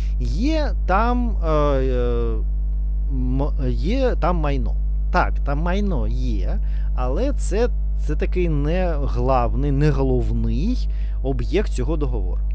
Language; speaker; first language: Ukrainian; non-native, learner; Russian